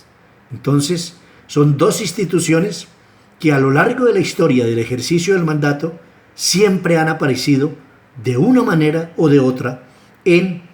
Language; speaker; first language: Spanish; native; Spanish